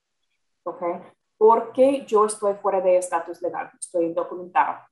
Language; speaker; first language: Spanish; non-native, fluent; English